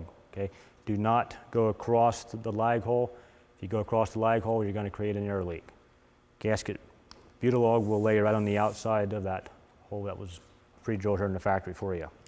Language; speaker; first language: English; native; English